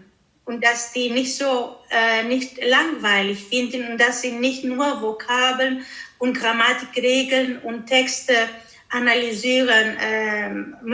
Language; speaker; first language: German; non-native, fluent; Greek